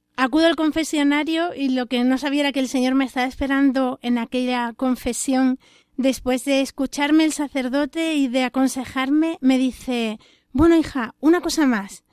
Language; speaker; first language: Spanish; native; Spanish